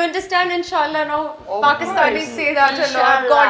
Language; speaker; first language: English; non-native, local second language; Urdu